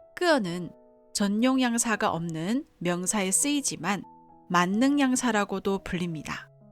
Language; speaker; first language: Korean; non-native, fluent; Chinese